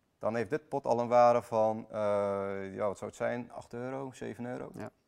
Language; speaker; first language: Dutch; early bilingual, other home language; Armenian